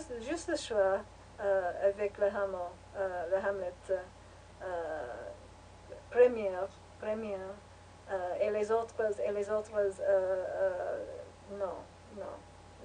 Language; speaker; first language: French; non-native, learner; English